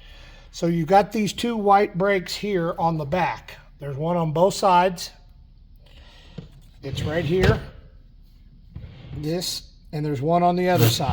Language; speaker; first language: English; native; English